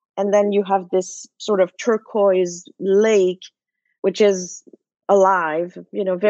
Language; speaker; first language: English; non-native, fluent; French